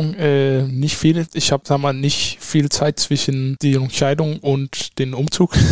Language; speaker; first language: German; non-native, fluent; Danish